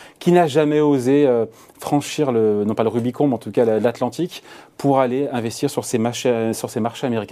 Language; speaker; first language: French; native; French